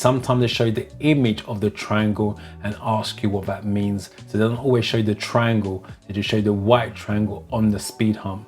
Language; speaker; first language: English; native; English